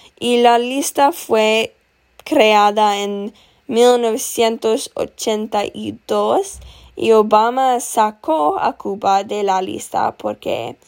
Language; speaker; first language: Spanish; non-native, learner; English